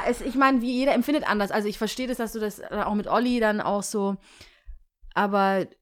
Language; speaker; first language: German; early bilingual, other home language; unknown